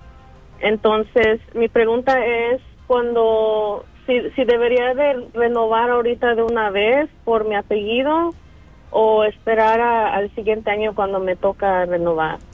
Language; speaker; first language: Spanish; early bilingual, other home language; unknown